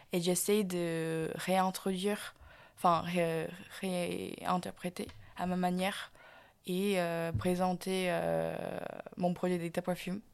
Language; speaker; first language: French; non-native, fluent; Korean